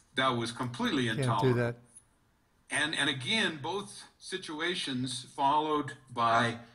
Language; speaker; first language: English; native; English